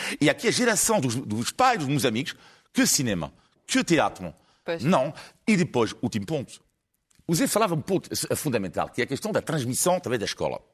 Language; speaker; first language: Portuguese; non-native, fluent; French